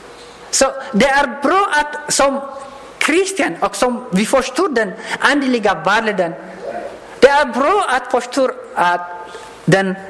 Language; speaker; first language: Swedish; non-native, learner; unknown